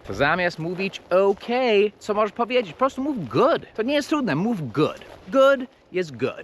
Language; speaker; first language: Polish; non-native, fluent; English